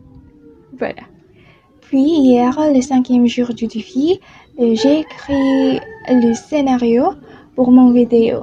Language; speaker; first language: French; non-native, learner; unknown